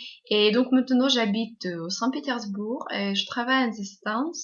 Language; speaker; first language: French; non-native, fluent; Russian